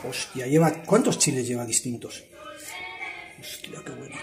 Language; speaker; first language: Spanish; native; Spanish